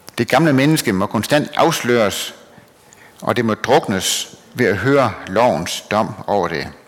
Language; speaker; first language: Danish; native; Danish